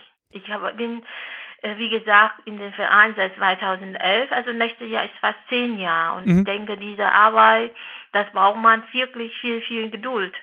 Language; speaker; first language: German; non-native, fluent; Vietnamese